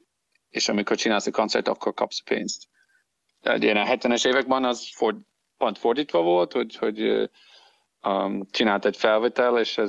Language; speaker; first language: Hungarian; non-native, fluent; English